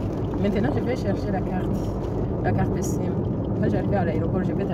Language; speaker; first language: French; non-native, learner; Kinyarwanda